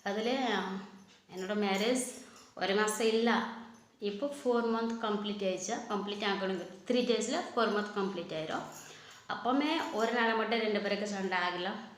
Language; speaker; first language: Tamil; non-native, local second language; Odia